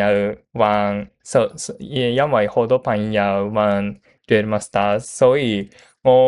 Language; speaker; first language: Cantonese; non-native, learner; Japanese